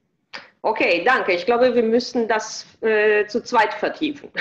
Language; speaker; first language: German; non-native, fluent; Italian